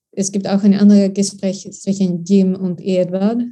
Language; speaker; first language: German; non-native, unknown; Swedish